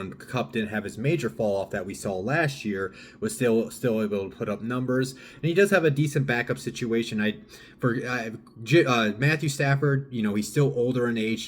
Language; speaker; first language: English; native; English